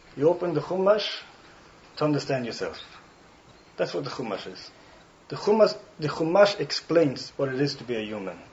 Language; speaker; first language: English; non-native, fluent; Swedish